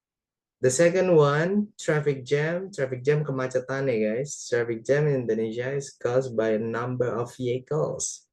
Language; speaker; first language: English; non-native, fluent; Indonesian